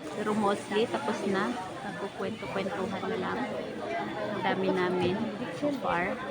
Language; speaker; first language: Filipino; non-native, local second language; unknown